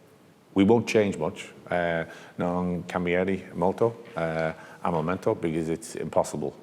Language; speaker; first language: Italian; non-native, learner; English